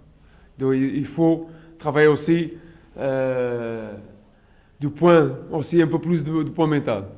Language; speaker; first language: French; non-native, fluent; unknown